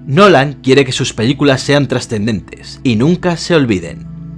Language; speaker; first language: Spanish; native; Spanish